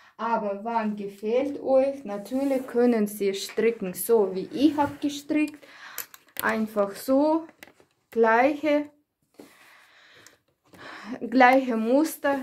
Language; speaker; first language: German; non-native, learner; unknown